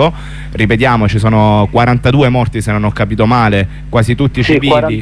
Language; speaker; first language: Italian; native; Italian